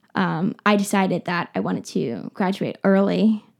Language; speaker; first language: English; native; English